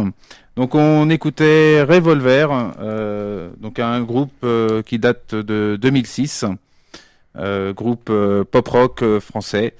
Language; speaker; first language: French; native; French